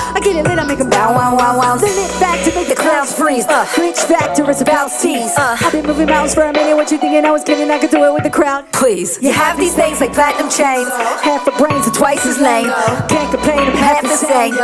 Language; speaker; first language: English; native; English